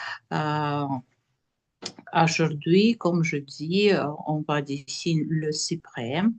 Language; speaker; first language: French; non-native, learner; Russian